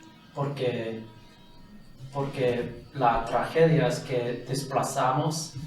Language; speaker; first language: Spanish; non-native, fluent; English